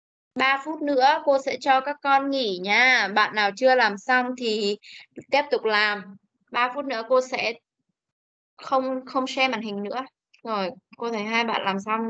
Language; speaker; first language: Vietnamese; native; Vietnamese